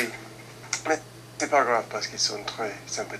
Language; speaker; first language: French; non-native, fluent; English